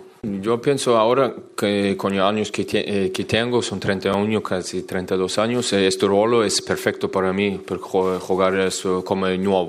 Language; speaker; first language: Spanish; non-native, fluent; German